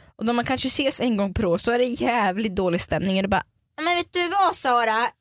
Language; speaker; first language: Swedish; non-native, fluent; Russian